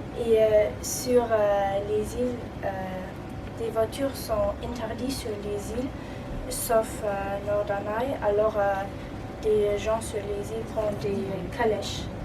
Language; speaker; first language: French; non-native, learner; German